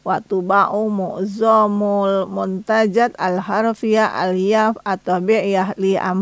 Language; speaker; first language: Arabic; non-native, fluent; Indonesian